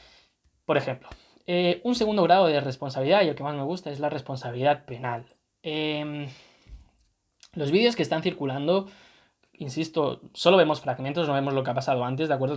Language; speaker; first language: Spanish; native; Spanish